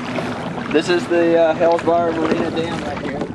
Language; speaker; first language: English; native; English